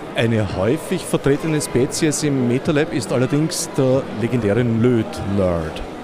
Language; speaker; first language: German; native; German